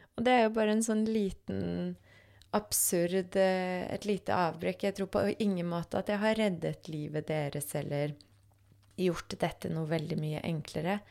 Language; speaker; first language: Norwegian; early bilingual, other home language; Polish